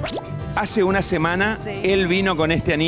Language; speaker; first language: Spanish; native; Spanish